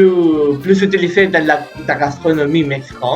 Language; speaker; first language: French; non-native, learner; Spanish